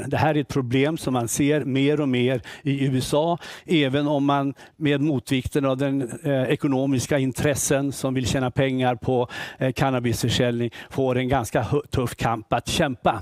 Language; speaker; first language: Swedish; native; Swedish